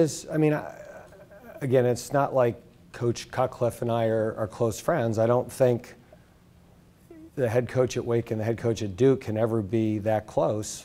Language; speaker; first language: English; native; English